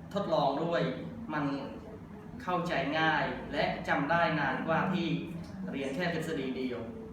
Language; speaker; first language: Thai; non-native, learner; Khmer